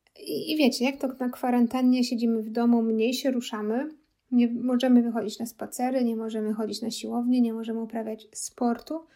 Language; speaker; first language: Polish; native; Polish